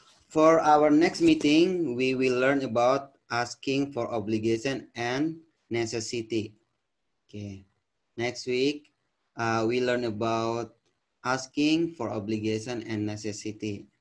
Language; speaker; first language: English; non-native, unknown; Indonesian